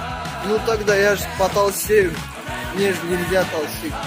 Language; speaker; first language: Russian; non-native, local second language; Kazakh